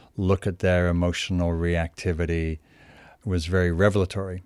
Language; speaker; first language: English; native; English